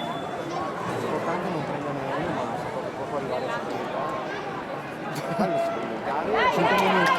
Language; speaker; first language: Italian; native; Italian